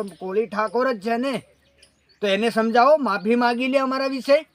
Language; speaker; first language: Gujarati; non-native, local second language; Bhili